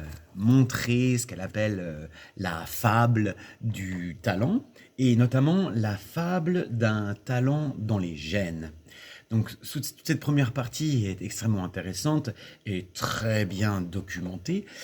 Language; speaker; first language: French; native; French